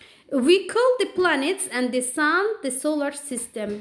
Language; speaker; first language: English; non-native, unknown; Azerbaijani